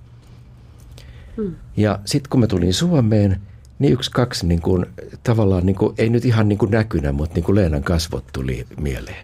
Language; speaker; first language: Finnish; native; Finnish